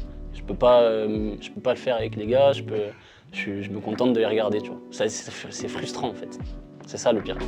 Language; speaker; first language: French; native; French